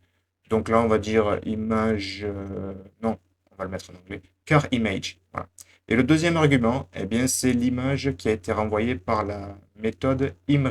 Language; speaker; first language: French; native; French